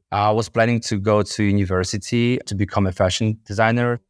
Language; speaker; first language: English; non-native, fluent; Polish